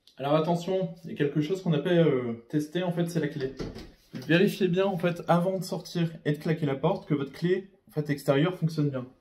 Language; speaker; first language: French; native; French